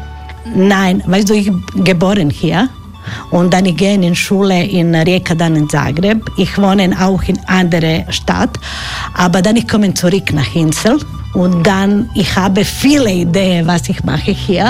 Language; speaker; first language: German; non-native, learner; Croatian